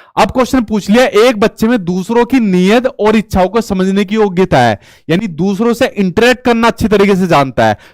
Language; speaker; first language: Hindi; native; Hindi